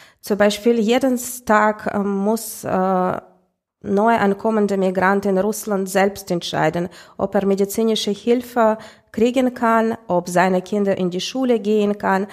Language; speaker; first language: German; non-native, fluent; Russian